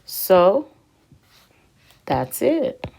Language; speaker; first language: English; native; English